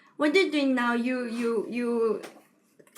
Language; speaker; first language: English; non-native, learner; Korean